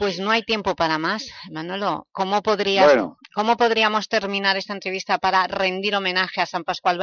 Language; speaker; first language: Spanish; native; Spanish